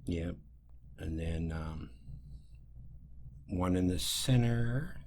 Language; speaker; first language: English; native; English